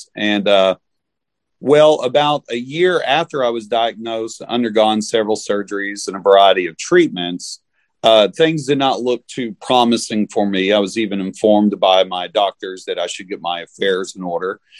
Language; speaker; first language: English; native; English